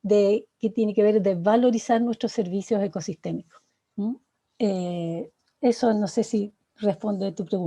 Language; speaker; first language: Spanish; native; Spanish